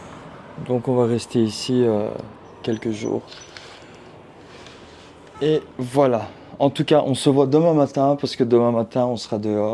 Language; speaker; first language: French; early bilingual, heritage; Turkish